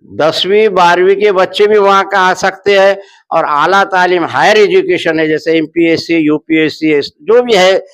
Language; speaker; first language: Hindi; non-native, local second language; Urdu